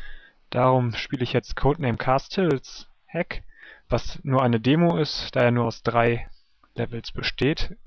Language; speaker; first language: German; native; German